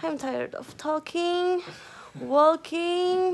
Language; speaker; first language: English; non-native, learner; Indonesian